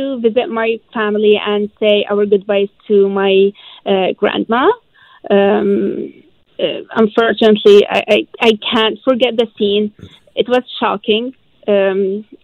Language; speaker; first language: English; non-native, fluent; Arabic